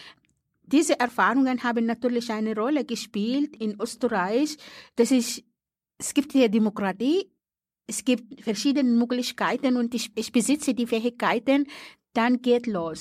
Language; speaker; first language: German; non-native, fluent; Arabic